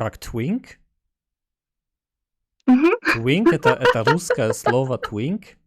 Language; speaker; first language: Russian; early bilingual, heritage; German